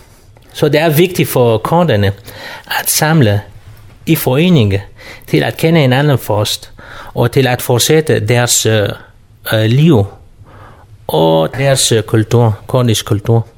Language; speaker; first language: Danish; non-native, fluent; Kurdish